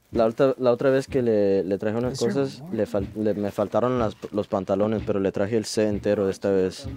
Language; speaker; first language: Spanish; early bilingual, heritage; Spanish